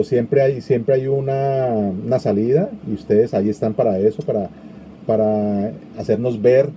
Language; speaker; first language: Spanish; native; Spanish